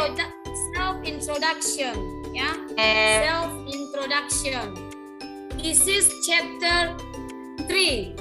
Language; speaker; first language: English; non-native, learner; Indonesian